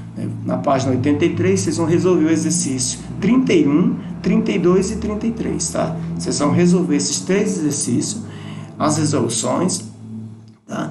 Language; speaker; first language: Portuguese; native; Portuguese